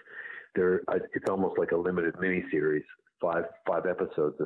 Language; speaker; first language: English; native; English